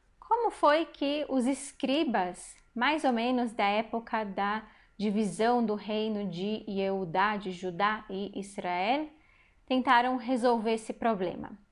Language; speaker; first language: Portuguese; native; Portuguese